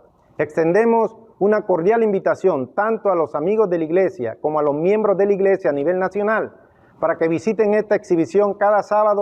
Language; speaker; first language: Spanish; native; Spanish